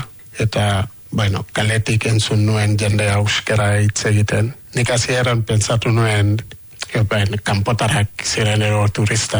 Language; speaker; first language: Basque; non-native, learner; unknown